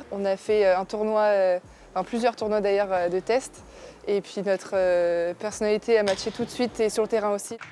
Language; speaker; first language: French; native; French